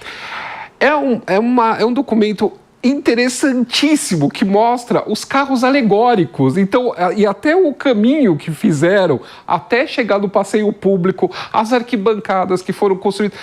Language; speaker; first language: Portuguese; native; Portuguese